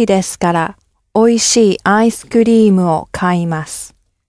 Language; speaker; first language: Japanese; non-native, learner; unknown